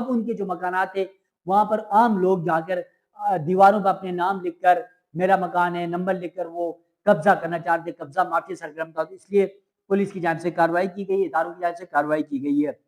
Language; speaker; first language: Urdu; non-native, local second language; Sicilian